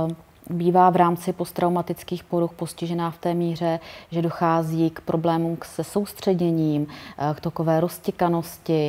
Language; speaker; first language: Czech; native; Czech